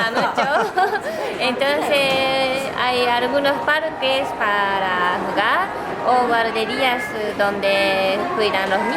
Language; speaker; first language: Spanish; non-native, fluent; Japanese